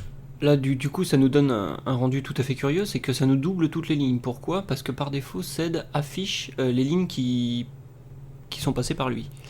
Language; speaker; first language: French; native; French